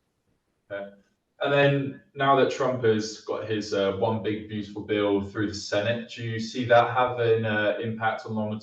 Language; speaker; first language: English; native; English